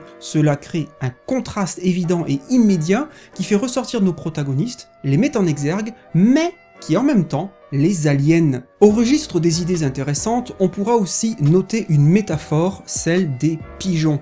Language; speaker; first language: French; native; French